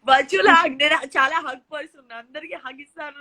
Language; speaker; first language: Telugu; non-native, learner; Gujarati